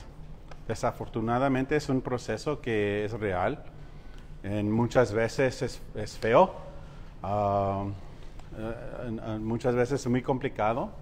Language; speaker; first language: Spanish; early bilingual, heritage; Spanish